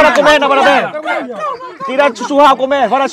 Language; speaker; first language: Portuguese; non-native, learner; Vietnamese